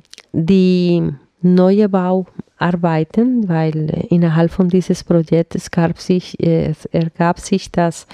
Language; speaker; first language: German; non-native, fluent; Spanish